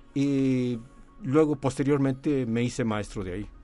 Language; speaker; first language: Spanish; native; Spanish